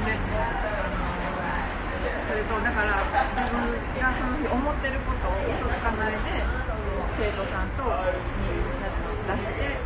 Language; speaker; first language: Japanese; native; Japanese